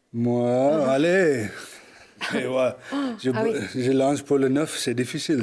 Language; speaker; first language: French; non-native, learner; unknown